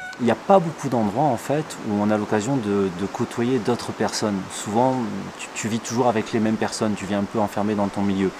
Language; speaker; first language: French; native; French